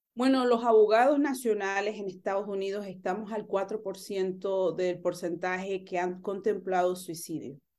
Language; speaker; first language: Spanish; early bilingual, heritage; Spanish